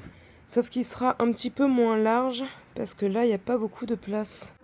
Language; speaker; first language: French; native; French